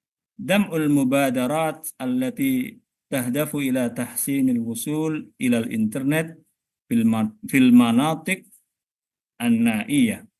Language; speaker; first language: Arabic; non-native, fluent; Indonesian